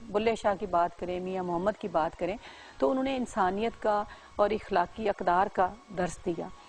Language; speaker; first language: Urdu; non-native, local second language; Punjabi